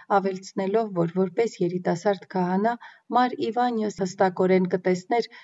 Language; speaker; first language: Armenian; native; Armenian